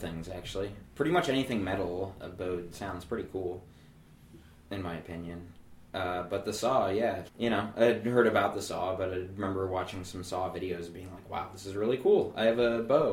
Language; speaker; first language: English; native; English